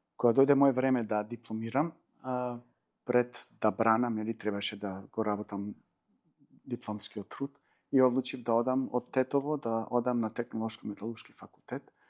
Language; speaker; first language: Macedonian; non-native, local second language; Albanian